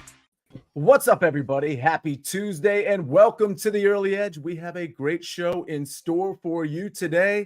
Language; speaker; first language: English; native; English